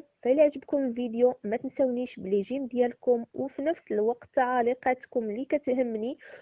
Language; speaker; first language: Arabic; native; Arabic